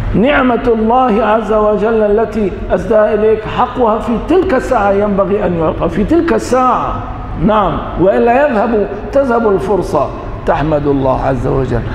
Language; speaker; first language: Arabic; early bilingual, other home language; Kurdish